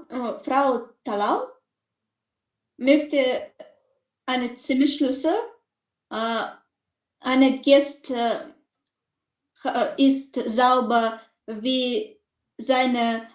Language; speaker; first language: German; non-native, learner; Macedonian